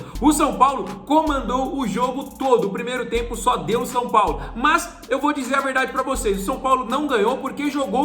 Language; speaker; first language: Portuguese; native; Portuguese